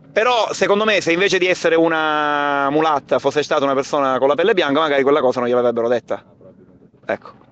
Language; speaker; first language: Italian; native; Italian